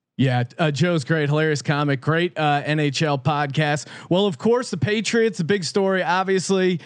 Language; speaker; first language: English; native; English